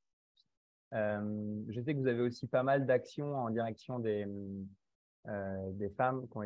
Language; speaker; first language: French; native; French